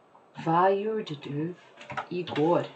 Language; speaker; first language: Norwegian; non-native, fluent; Portuguese